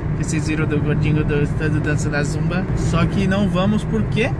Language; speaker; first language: Portuguese; native; Portuguese